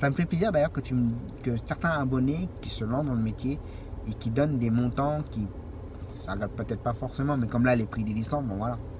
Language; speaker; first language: French; native; French